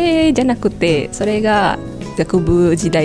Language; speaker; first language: Japanese; non-native, fluent; Indonesian